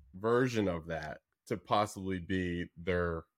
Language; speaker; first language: English; native; English